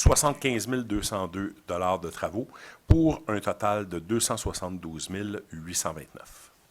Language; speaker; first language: French; native; French